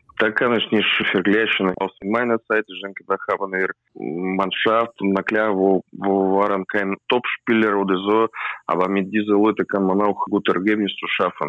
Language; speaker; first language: German; non-native, learner; Russian